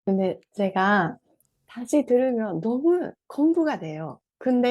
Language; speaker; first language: Korean; non-native, fluent; Japanese